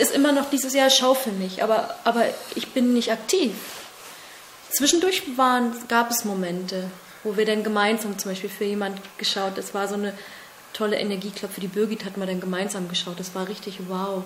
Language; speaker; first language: German; native; German